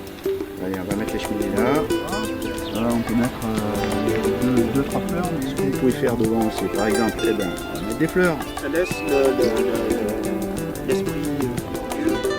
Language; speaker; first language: French; native; French